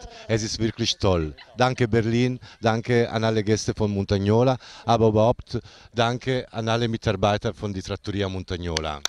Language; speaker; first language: German; non-native, fluent; Italian